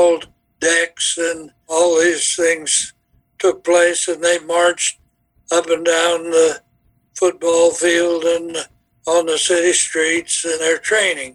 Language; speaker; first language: English; native; English